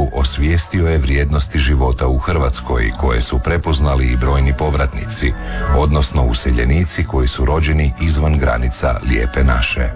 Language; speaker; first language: Serbian; native; Serbian